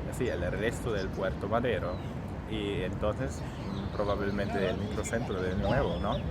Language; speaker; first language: Spanish; non-native, learner; Swiss German